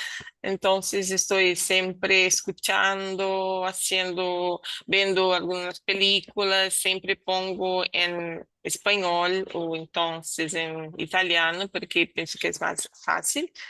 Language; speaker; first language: Spanish; non-native, learner; Portuguese